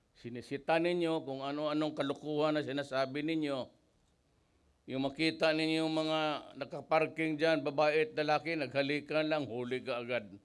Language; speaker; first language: Filipino; non-native, local second language; Cebuano